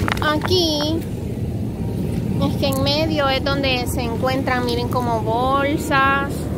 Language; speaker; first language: Spanish; native; Spanish